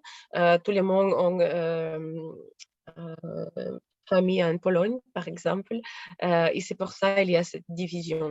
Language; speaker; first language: French; non-native, learner; Russian